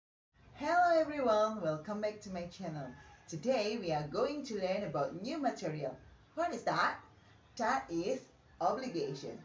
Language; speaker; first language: English; non-native, learner; Indonesian